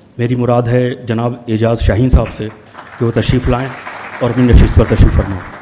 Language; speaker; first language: Urdu; native; Urdu